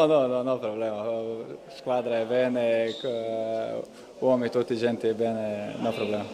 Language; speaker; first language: Italian; non-native, learner; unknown